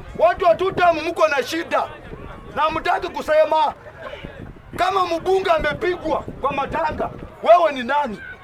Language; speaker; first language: Swahili; native; Swahili